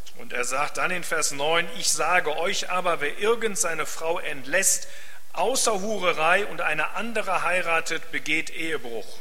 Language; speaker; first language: German; native; German